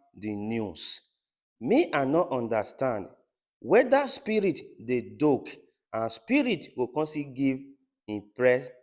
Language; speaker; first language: Nigerian Pidgin; native; Nigerian Pidgin